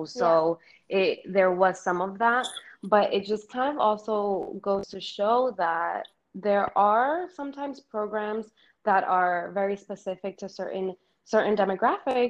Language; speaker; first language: English; early bilingual, other home language; Spanish